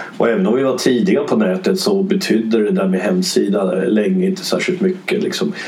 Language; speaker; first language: Swedish; early bilingual, other home language; English